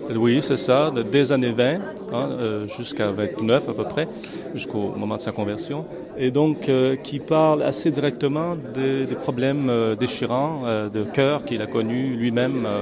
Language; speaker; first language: French; native; French